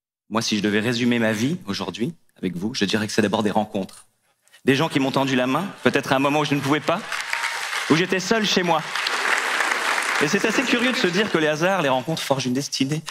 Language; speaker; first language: French; early bilingual, heritage; French